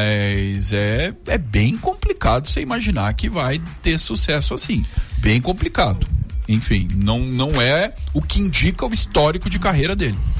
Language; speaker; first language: Portuguese; native; Portuguese